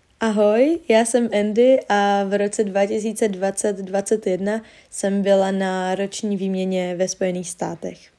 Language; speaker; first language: Czech; native; Czech